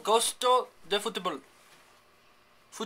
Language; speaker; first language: Portuguese; non-native, learner; English